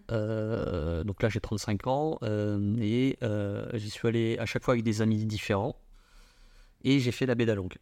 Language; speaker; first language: French; early bilingual, other home language; Vietnamese